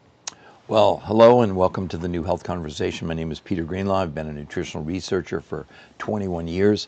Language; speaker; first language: English; native; English